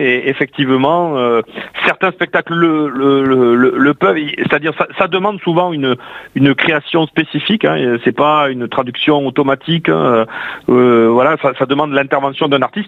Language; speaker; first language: French; native; French